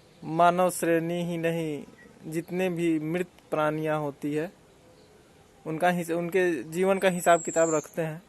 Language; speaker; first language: Hindi; native; Hindi